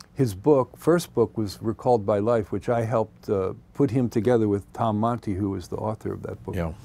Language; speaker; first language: English; native; English